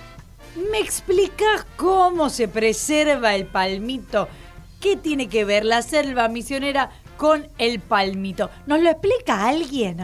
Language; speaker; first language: Spanish; native; Spanish